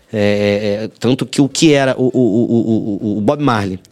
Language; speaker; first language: Portuguese; native; Portuguese